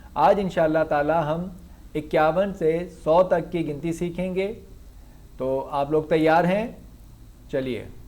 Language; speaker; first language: Urdu; native; Urdu